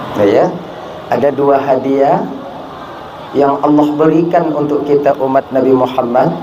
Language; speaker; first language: Malay; non-native, local second language; Achinese